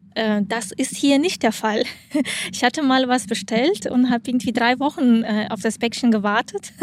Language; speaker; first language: German; non-native, fluent; Lithuanian